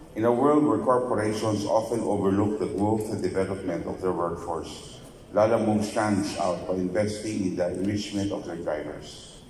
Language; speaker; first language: English; non-native, local second language; Filipino